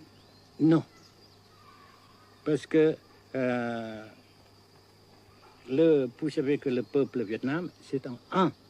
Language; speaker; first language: French; non-native, fluent; Vietnamese